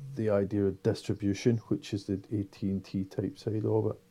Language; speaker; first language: English; native; English